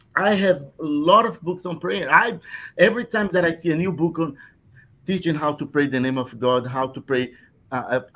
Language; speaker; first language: English; non-native, fluent; Portuguese